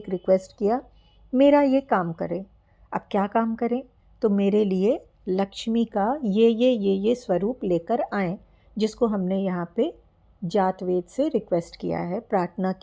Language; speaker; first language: Hindi; native; Hindi